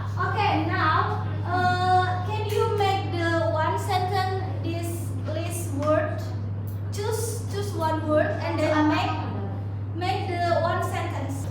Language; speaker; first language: English; non-native, learner; Indonesian